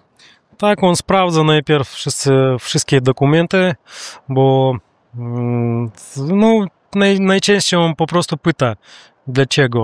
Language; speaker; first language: Polish; non-native, learner; Russian